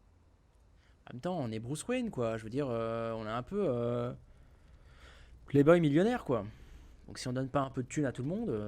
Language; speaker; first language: French; native; French